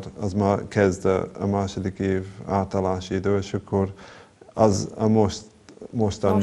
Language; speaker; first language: Hungarian; non-native, fluent; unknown